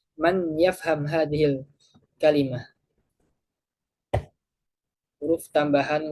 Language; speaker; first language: Arabic; non-native, fluent; Indonesian